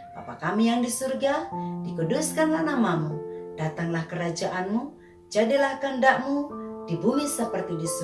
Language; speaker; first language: Indonesian; native; Indonesian